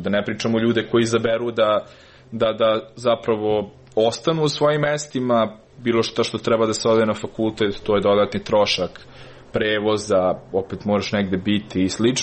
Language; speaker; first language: Serbian; native; Serbian